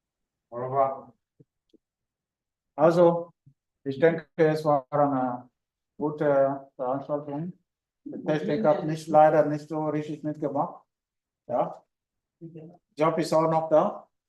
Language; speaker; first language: German; non-native, fluent; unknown